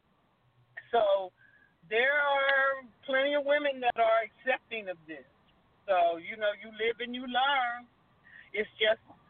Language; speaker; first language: English; native; English